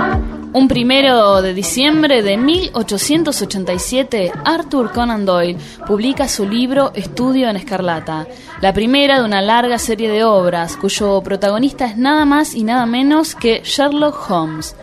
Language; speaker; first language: Spanish; native; Spanish